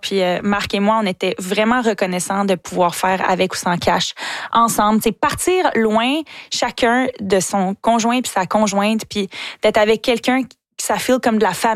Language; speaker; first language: French; native; French